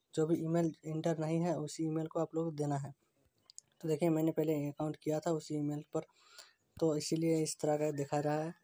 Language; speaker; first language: Hindi; native; Hindi